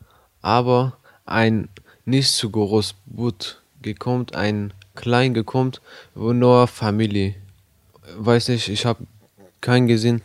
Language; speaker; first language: German; non-native, learner; Persian